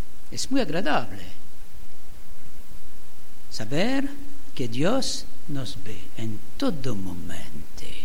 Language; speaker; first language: Spanish; non-native, learner; German